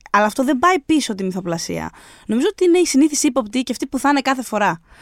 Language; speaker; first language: Greek; native; Greek